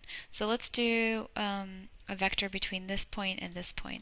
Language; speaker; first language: English; native; English